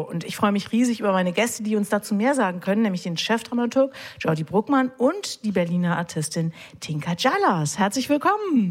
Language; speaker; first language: German; native; German